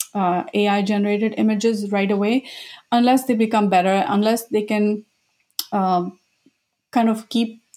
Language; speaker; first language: English; non-native, local second language; Hindi